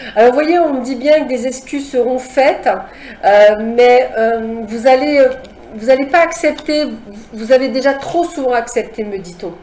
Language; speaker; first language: French; native; French